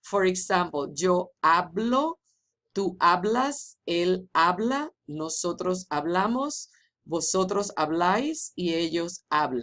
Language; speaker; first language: Spanish; non-native, fluent; English